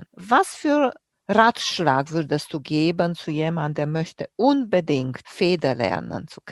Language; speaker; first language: German; non-native, fluent; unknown